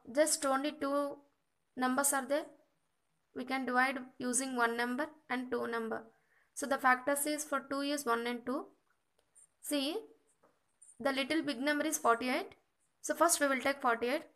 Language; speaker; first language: English; non-native, local second language; Kannada